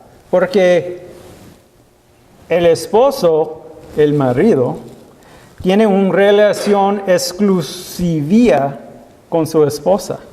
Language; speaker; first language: Spanish; non-native, learner; English